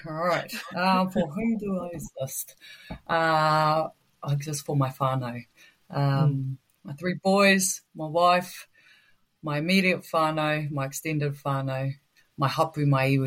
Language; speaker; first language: English; native; English